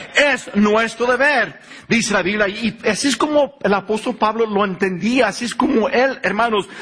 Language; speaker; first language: Spanish; early bilingual, heritage; Spanish